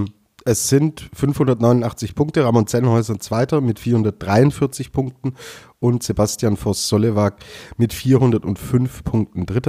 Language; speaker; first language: German; native; German